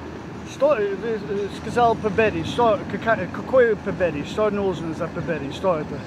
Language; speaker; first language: Russian; non-native, learner; English